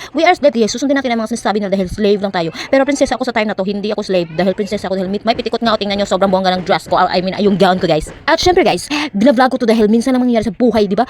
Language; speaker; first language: Filipino; non-native, local second language; Cebuano